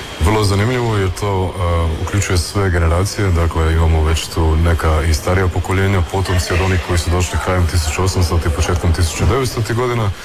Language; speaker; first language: Croatian; early bilingual, heritage; Croatian